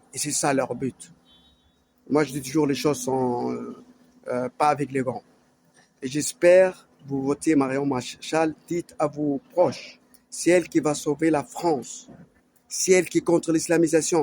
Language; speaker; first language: French; non-native, learner; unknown